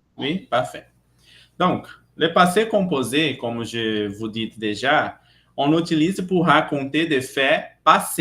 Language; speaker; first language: French; non-native, fluent; Portuguese